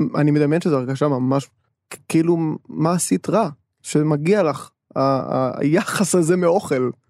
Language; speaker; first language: Hebrew; native; Hebrew